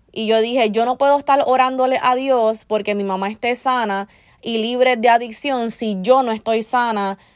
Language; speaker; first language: Spanish; early bilingual, heritage; Spanish